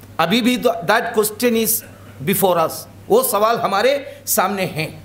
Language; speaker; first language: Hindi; non-native, local second language; Malayalam